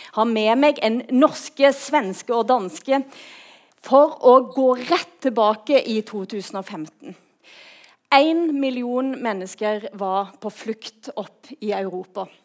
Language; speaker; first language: Norwegian; native; Norwegian